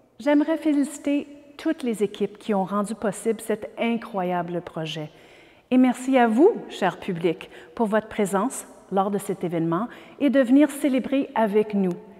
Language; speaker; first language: French; native; French